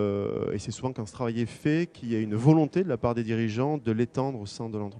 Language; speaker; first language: French; native; French